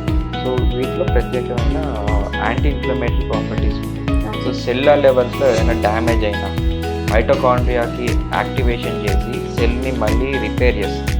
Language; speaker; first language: Telugu; native; Telugu